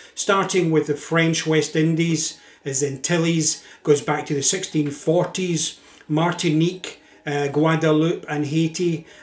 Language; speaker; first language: English; native; English